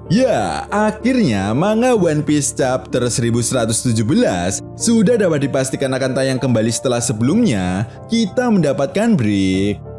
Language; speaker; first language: Indonesian; native; Indonesian